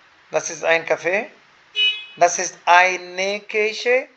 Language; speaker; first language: German; non-native, fluent; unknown